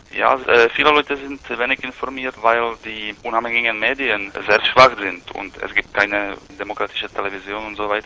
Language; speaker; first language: German; non-native, fluent; Czech